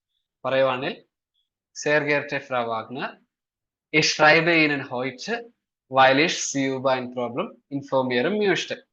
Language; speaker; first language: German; non-native, fluent; Malayalam